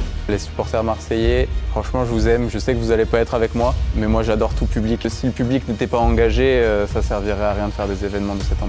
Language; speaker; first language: French; native; French